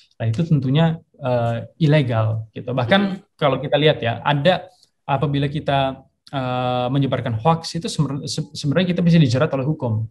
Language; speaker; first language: Indonesian; early bilingual, heritage; Indonesian